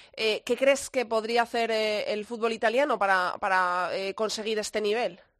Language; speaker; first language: Spanish; native; Spanish